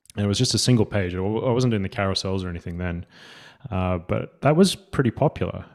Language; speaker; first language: English; native; English